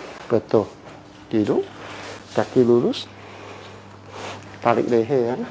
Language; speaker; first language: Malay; non-native, local second language; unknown